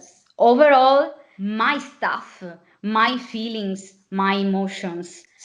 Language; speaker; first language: English; non-native, fluent; Italian